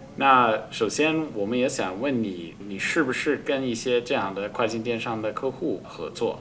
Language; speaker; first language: Chinese; non-native, fluent; English